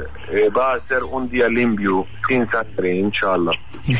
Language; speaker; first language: Spanish; non-native, learner; Arabic